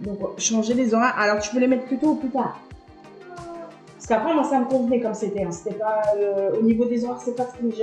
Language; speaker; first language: French; native; French